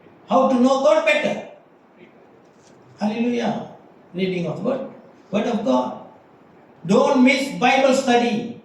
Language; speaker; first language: English; non-native, local second language; Tamil